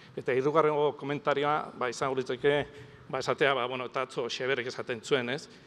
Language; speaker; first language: Basque; native; Basque